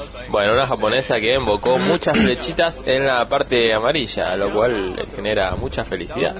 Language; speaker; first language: Spanish; native; Spanish